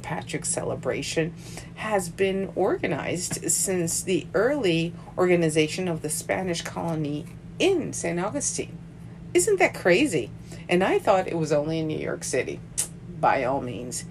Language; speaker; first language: English; native; English